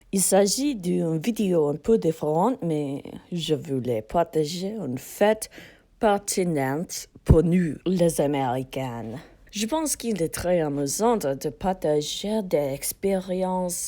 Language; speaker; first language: French; non-native, learner; English